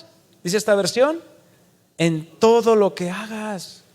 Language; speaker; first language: Spanish; native; Spanish